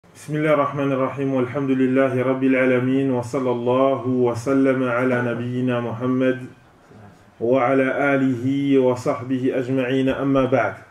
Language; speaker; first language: Arabic; non-native, fluent; French